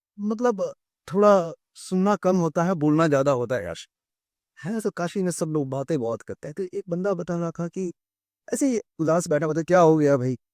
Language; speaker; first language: Hindi; native; Hindi